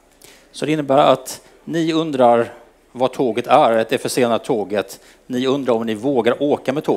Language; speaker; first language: Swedish; native; Swedish